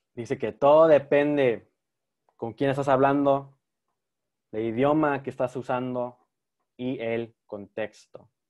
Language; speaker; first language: Spanish; early bilingual, heritage; Spanish